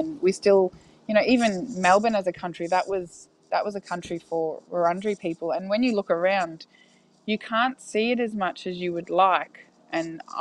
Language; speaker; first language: English; native; English